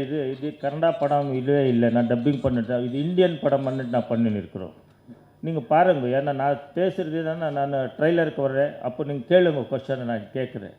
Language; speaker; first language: Tamil; non-native, learner; Kannada